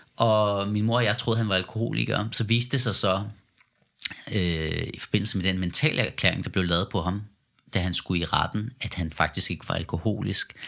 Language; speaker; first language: Danish; early bilingual, other home language; Persian